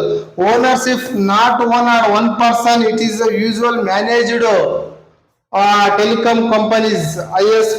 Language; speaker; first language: Kannada; native; Kannada